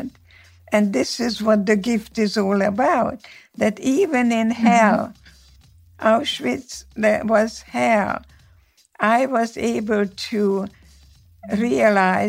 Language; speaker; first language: English; non-native, fluent; Hungarian